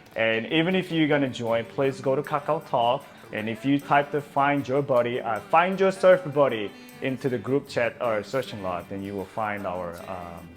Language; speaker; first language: English; early bilingual, other home language; Korean